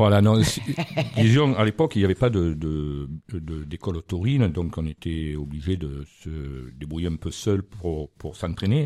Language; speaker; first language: French; native; French